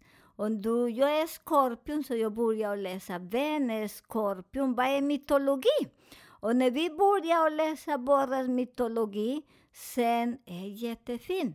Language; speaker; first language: Swedish; non-native, learner; Spanish